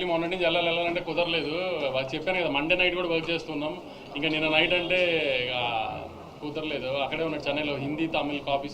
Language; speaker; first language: Telugu; native; Telugu